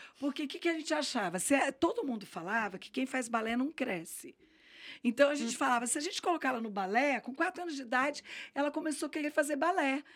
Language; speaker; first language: Portuguese; native; Portuguese